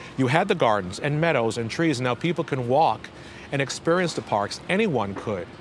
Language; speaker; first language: English; native; English